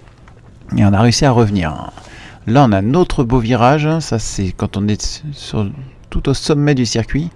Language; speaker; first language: French; native; French